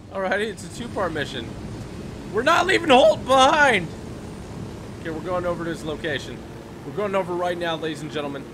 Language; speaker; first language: English; native; English